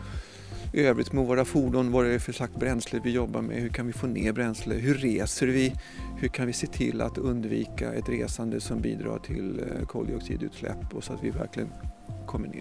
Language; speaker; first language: Swedish; native; Swedish